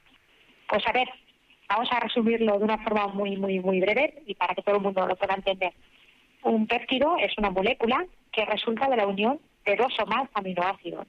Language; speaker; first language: Spanish; native; Spanish